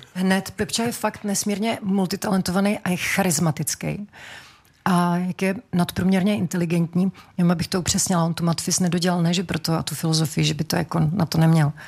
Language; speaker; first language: Czech; native; Czech